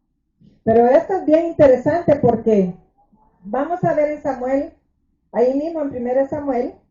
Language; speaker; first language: Spanish; native; Spanish